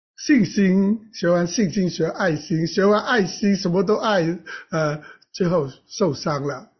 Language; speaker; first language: Chinese; non-native, local second language; Cantonese